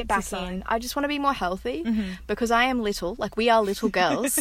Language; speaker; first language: English; native; English